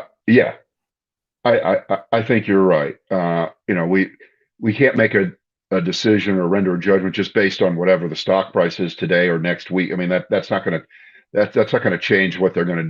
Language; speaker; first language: English; native; English